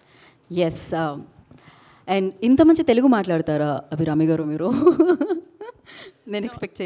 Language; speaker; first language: Telugu; native; Telugu